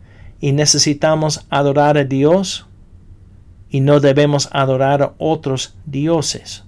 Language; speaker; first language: Spanish; non-native, fluent; English